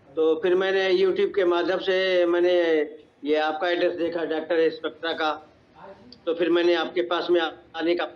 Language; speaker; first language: Hindi; native; Hindi